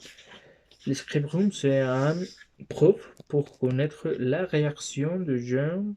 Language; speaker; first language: French; non-native, learner; Spanish